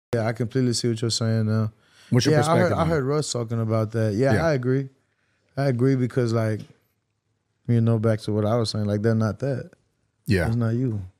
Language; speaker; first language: English; native; English